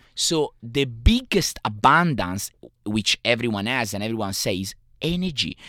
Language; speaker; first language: English; non-native, fluent; Italian